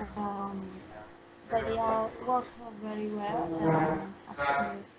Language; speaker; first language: English; non-native, learner; Spanish